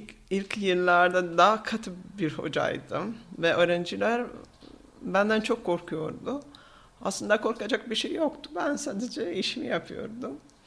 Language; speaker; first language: Turkish; non-native, fluent; Italian